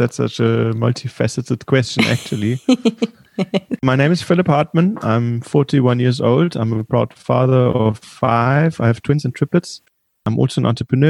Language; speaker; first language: English; non-native, fluent; German